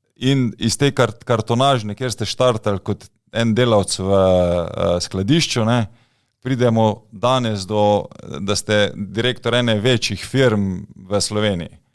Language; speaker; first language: Slovenian; native; Slovenian